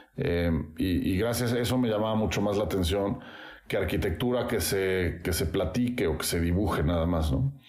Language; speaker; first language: Spanish; native; Spanish